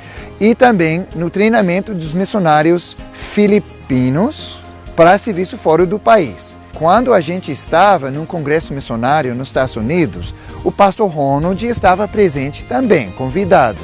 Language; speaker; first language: Portuguese; non-native, fluent; English